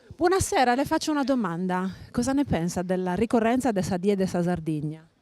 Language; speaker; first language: Italian; native; Italian